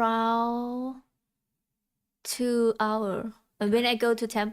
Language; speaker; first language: English; non-native, learner; Thai